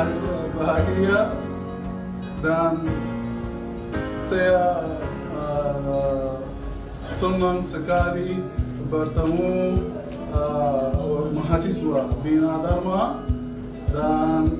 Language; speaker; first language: Indonesian; non-native, learner; Arabic